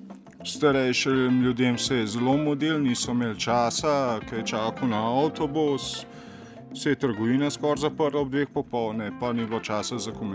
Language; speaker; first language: Slovenian; native; Slovenian